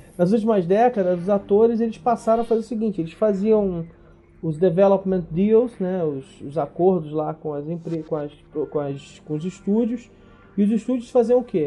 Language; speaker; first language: Portuguese; native; Portuguese